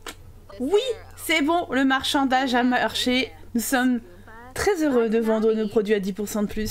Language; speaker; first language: French; native; French